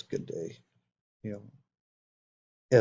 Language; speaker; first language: Swedish; non-native, learner; English